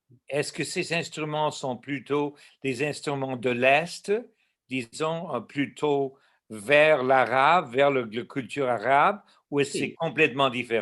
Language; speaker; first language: French; non-native, local second language; English